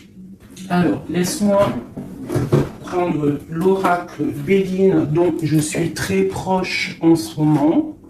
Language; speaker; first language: French; native; French